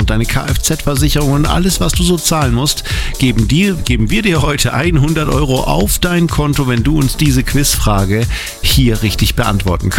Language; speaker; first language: German; native; German